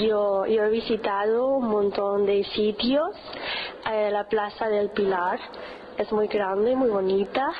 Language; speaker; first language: Spanish; non-native, learner; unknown